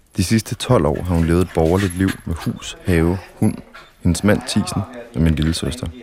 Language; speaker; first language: Danish; native; Danish